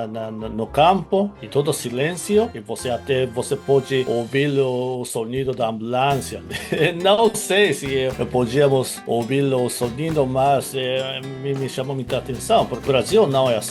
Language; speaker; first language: Portuguese; non-native, fluent; Japanese